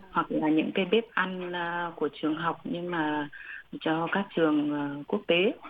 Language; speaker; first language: Vietnamese; non-native, local second language; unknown